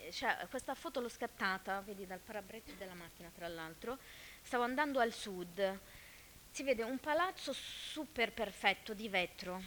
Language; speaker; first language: Italian; non-native, fluent; Arabic